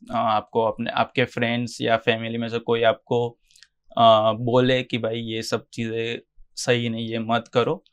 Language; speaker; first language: Hindi; non-native, local second language; Gujarati